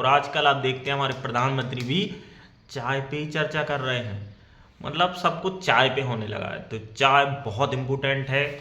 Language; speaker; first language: Hindi; native; Hindi